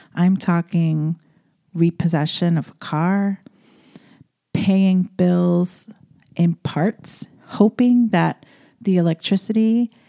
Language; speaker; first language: English; native; English